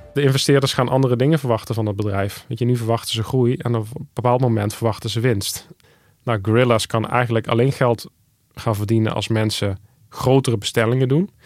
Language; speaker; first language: Dutch; native; Dutch